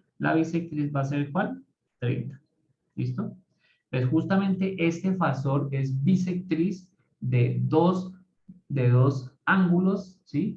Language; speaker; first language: Spanish; native; Spanish